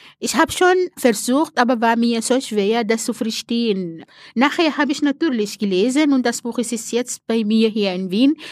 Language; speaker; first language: German; non-native, fluent; Arabic